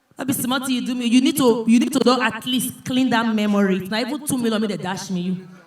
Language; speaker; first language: Nigerian Pidgin; native; Nigerian Pidgin